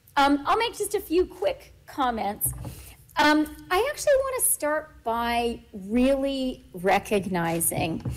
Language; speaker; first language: English; native; English